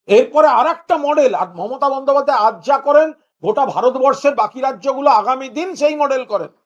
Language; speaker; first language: Bangla; native; Bangla